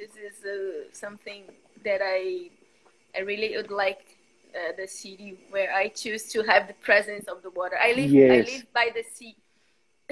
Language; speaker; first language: English; non-native, fluent; Portuguese